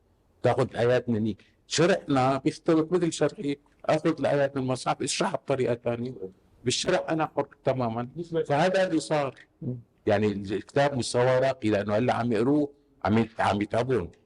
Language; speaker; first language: Arabic; native; Arabic